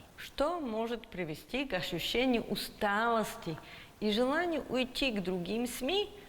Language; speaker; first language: Russian; non-native, fluent; Slovak